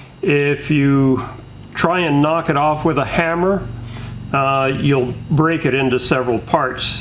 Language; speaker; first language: English; native; English